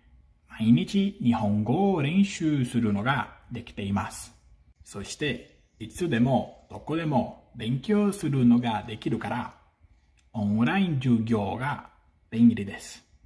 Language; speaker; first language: Japanese; non-native, learner; Portuguese